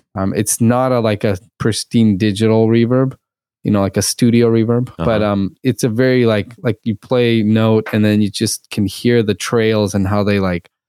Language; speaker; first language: English; early bilingual, other home language; Russian